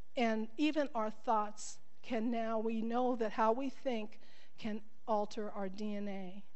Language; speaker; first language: English; native; English